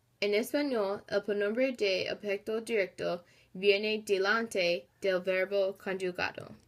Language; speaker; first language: Spanish; non-native, learner; English